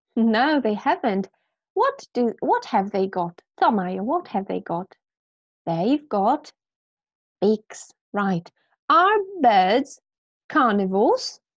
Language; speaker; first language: English; non-native, fluent; Polish